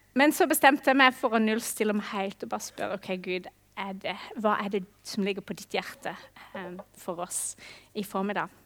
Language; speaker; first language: Norwegian; non-native, fluent; English